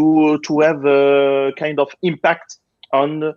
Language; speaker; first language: English; non-native, fluent; French